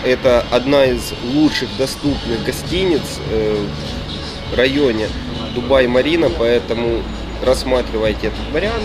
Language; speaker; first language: Russian; native; Russian